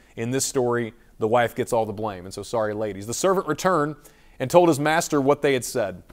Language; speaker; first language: English; native; English